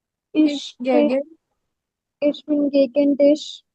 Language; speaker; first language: German; non-native, learner; Hindi